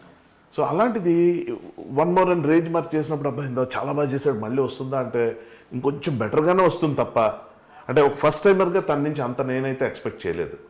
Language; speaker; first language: Telugu; native; Telugu